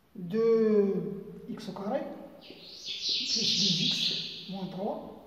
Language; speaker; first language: French; non-native, local second language; Arabic